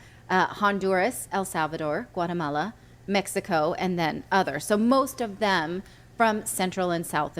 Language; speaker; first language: English; native; English